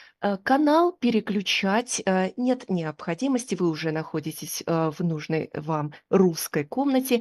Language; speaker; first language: Russian; native; Russian